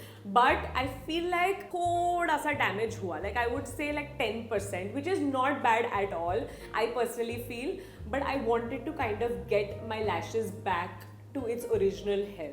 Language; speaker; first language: English; non-native, local second language; Hindi